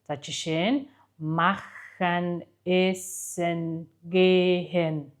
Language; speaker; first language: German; non-native, fluent; Mongolian